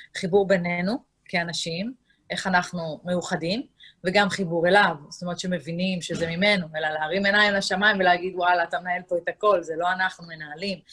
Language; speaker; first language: Hebrew; native; Hebrew